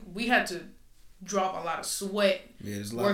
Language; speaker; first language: English; non-native, fluent; Spanish